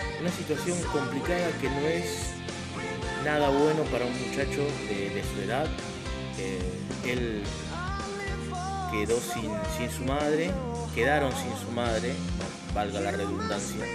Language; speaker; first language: Spanish; native; Spanish